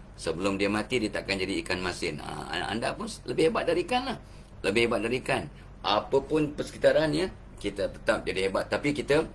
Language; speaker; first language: Malay; native; Malay